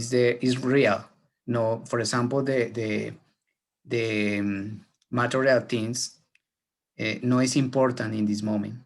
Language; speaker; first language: English; non-native, learner; Spanish